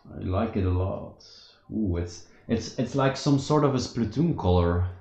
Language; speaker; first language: English; non-native, fluent; Dutch